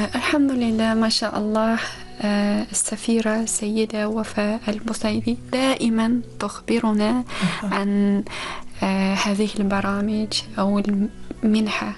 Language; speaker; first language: Arabic; non-native, fluent; Uzbek